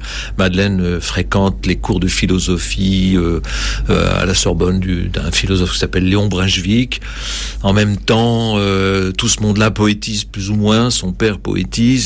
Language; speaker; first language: French; native; French